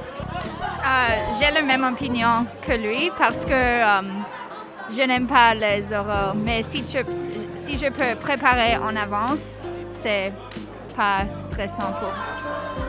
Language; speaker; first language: French; non-native, learner; English